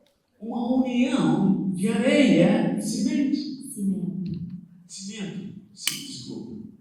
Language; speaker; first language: Portuguese; non-native, fluent; English